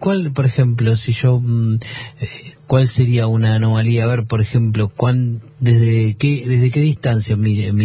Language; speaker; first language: Spanish; native; Spanish